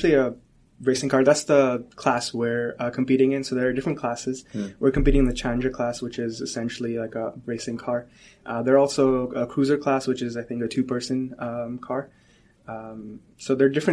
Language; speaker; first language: English; non-native, local second language; Hindi